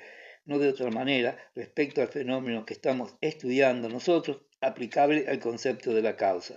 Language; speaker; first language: Spanish; native; Spanish